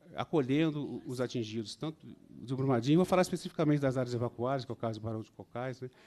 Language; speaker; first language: Portuguese; native; Portuguese